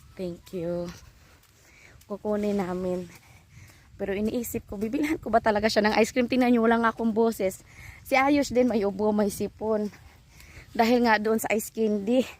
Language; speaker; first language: Filipino; non-native, local second language; Cebuano